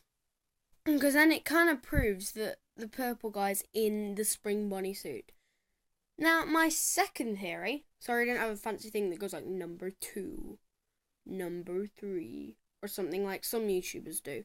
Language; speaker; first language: English; native; English